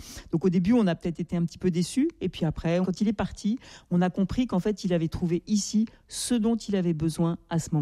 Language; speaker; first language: French; native; French